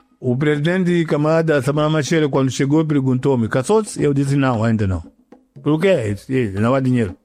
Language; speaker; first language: Portuguese; non-native, local second language; Yao